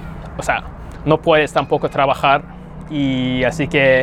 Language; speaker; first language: Spanish; non-native, fluent; Turkish